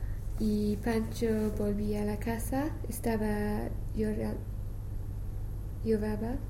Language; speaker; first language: Spanish; non-native, learner; English